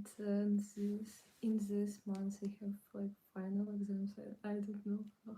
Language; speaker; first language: English; non-native, learner; Ukrainian